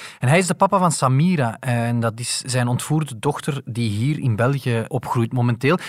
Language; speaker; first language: Dutch; native; Dutch